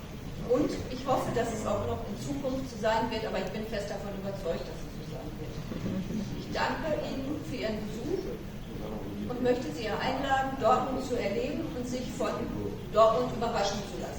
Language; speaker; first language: German; native; German